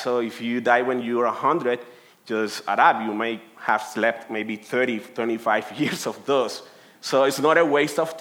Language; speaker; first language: English; non-native, fluent; Spanish